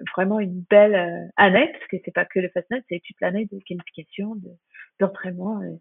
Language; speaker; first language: French; non-native, fluent; English